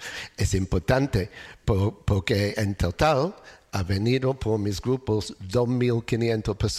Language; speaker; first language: Spanish; non-native, learner; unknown